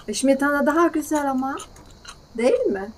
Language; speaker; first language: Turkish; non-native, fluent; Polish